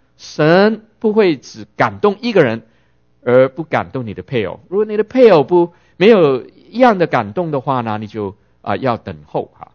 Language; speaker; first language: Chinese; non-native, local second language; Cantonese